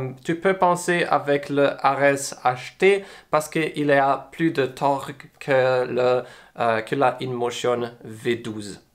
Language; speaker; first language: French; non-native, learner; English